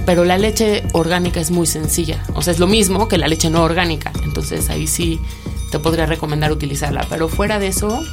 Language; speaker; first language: Spanish; native; Spanish